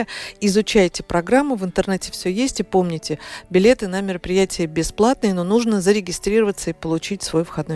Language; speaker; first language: Russian; native; Russian